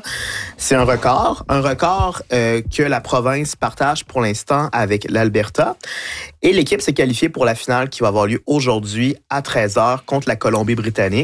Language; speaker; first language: French; native; French